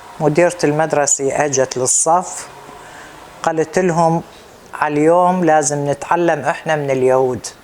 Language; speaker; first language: Arabic; native; Arabic